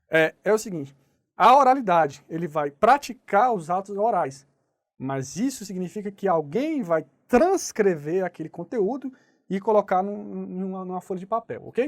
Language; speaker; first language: Portuguese; native; Portuguese